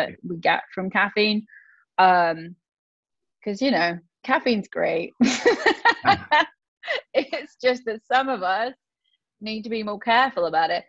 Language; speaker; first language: English; native; English